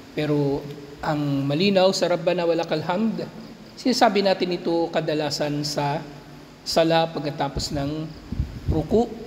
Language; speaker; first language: Filipino; native; Filipino